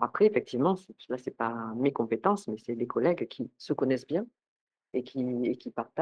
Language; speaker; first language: French; native; French